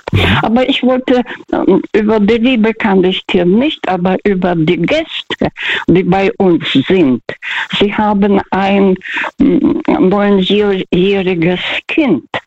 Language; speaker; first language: German; non-native, fluent; Russian